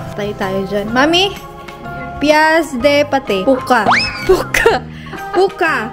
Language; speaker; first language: Filipino; native; Filipino